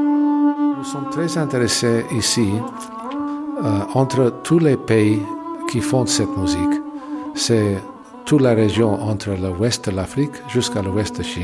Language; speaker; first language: French; non-native, learner; English